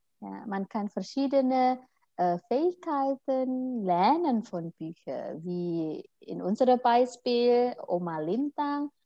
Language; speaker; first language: German; non-native, fluent; Indonesian